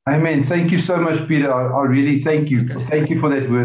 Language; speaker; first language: English; early bilingual, other home language; Afrikaans